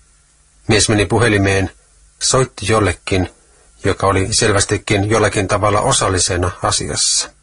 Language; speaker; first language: Finnish; native; Finnish